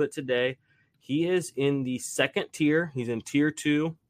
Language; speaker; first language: English; native; English